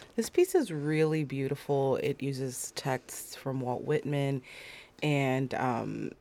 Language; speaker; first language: English; non-native, fluent; Spanish